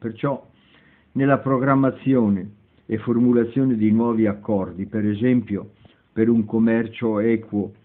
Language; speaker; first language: Italian; native; Italian